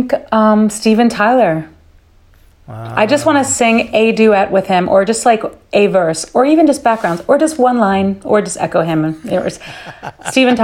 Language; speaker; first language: English; early bilingual, other home language; Dutch